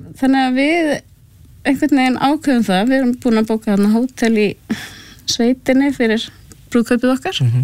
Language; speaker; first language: Icelandic; native; Icelandic